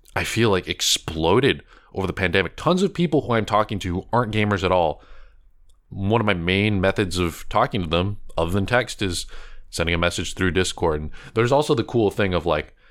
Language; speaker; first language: English; native; English